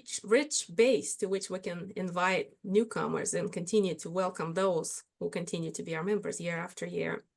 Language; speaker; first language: English; non-native, fluent; Russian